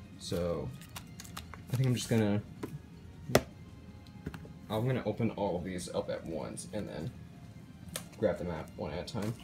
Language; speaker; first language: English; native; English